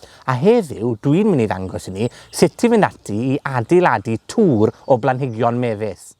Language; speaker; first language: Welsh; native; Welsh